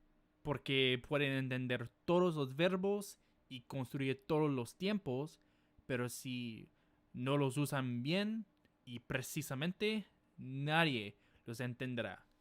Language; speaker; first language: Spanish; non-native, fluent; English